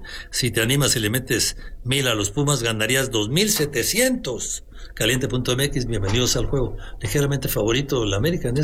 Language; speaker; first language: Spanish; native; Spanish